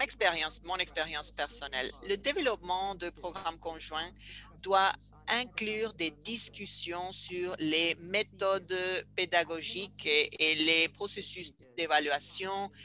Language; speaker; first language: French; non-native, fluent; Spanish